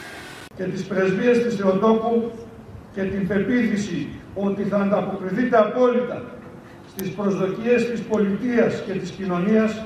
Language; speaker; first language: Greek; native; Greek